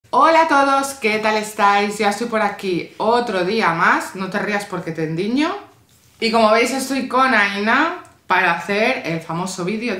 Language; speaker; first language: Spanish; native; Spanish